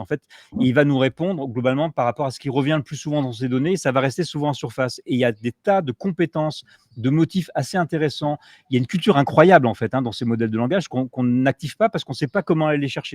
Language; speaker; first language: French; native; French